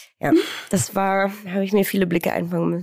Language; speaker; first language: German; native; German